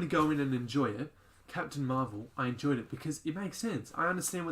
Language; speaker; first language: English; native; English